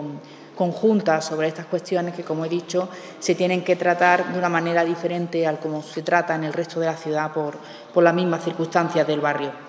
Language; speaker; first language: Spanish; native; Spanish